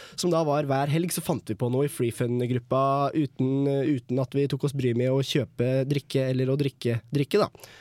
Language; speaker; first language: Norwegian; native; Norwegian